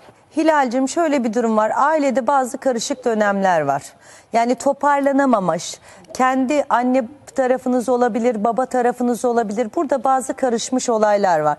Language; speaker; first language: Turkish; native; Turkish